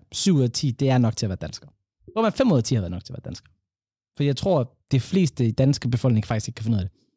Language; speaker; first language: Danish; early bilingual, other home language; Somali